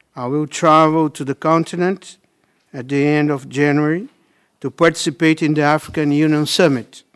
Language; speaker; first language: English; non-native, fluent; Portuguese